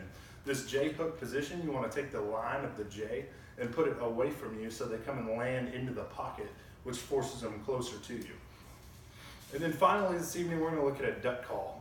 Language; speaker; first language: English; native; English